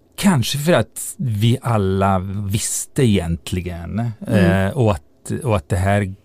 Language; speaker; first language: Swedish; non-native, fluent; Italian